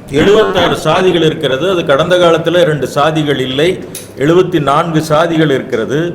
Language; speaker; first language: Tamil; native; Tamil